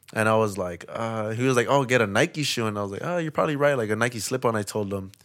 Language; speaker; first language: English; native; English